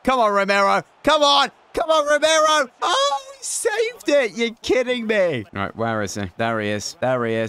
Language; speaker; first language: English; native; English